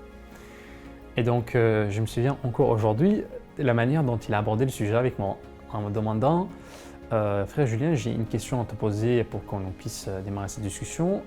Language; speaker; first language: French; non-native, fluent; Arabic